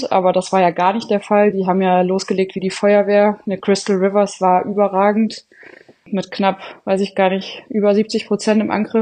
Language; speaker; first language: German; native; German